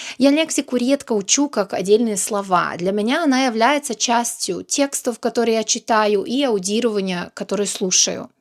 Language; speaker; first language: Russian; non-native, fluent; Serbian